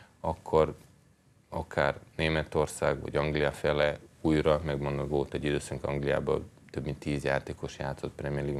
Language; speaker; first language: Hungarian; non-native, fluent; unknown